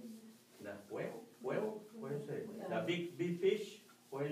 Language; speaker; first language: English; non-native, learner; Spanish